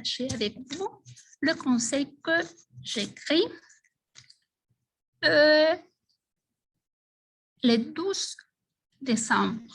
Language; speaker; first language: French; non-native, fluent; Spanish